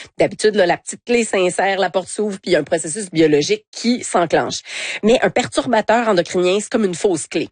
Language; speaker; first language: French; native; French